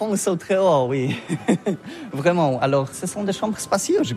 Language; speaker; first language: French; non-native, learner; Polish